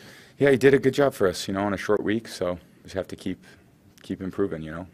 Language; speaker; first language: English; native; English